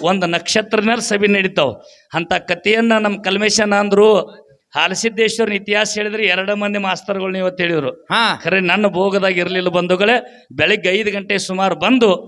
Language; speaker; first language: Kannada; native; Kannada